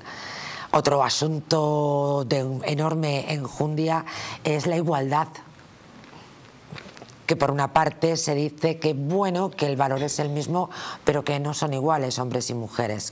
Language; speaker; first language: Spanish; native; Spanish